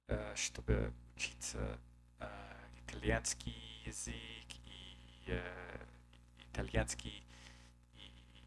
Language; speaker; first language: Russian; non-native, learner; English